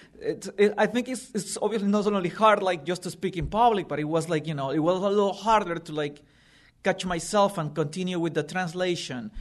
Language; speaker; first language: English; non-native, fluent; Spanish